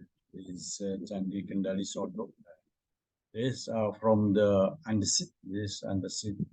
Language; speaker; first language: English; non-native, learner; Indonesian